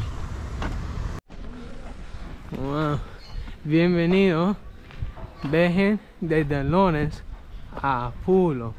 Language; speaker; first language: Spanish; non-native, fluent; English